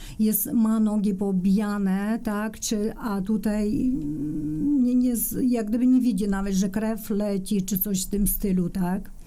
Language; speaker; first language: Polish; non-native, fluent; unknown